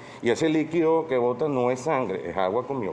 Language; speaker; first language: Spanish; native; Spanish